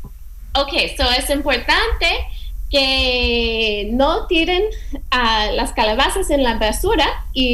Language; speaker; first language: Spanish; non-native, fluent; English